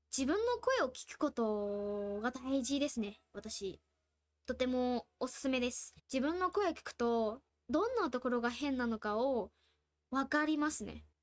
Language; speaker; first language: Japanese; non-native, fluent; Burmese